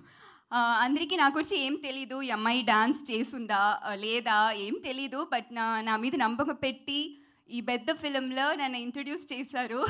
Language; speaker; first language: Telugu; non-native, learner; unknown